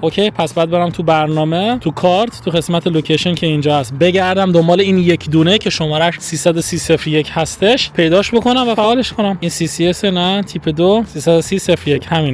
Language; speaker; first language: Persian; native; Persian